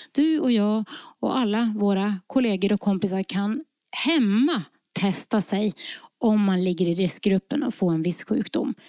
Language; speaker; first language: Swedish; early bilingual, other home language; Norwegian